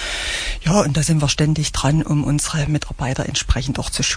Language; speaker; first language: German; native; German